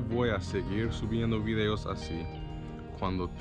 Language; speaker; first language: Spanish; non-native, fluent; English